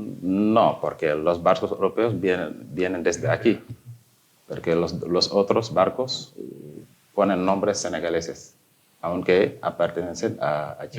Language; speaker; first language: Spanish; non-native, fluent; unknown